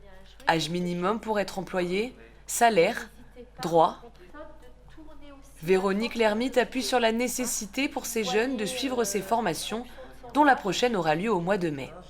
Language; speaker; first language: French; native; French